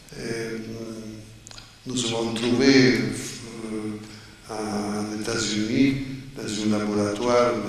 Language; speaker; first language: French; non-native, fluent; Italian